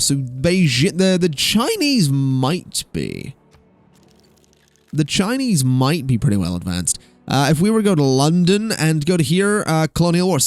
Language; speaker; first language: English; native; English